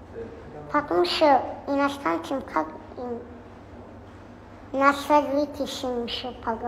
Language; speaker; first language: Russian; non-native, local second language; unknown